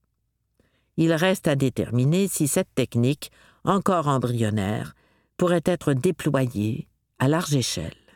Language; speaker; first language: French; native; French